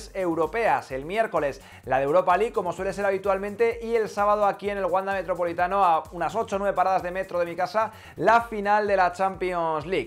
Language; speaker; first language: Spanish; native; Spanish